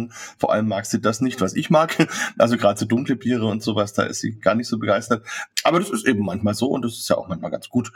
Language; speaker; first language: German; native; German